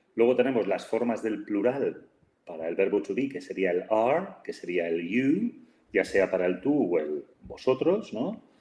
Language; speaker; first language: Spanish; native; Spanish